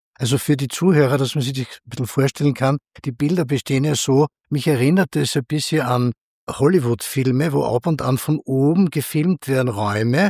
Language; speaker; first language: German; native; German